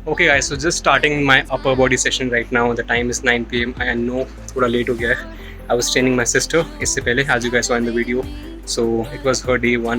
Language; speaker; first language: English; non-native, local second language; Hindi